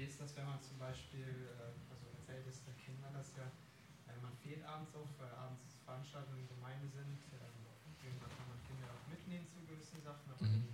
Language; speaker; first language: German; non-native, fluent; English